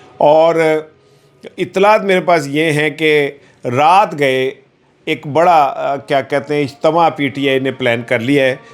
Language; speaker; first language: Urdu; non-native, local second language; Punjabi